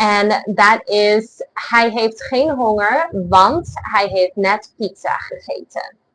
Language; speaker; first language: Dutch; non-native, fluent; English